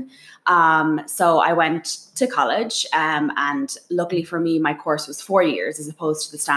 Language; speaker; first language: English; native; English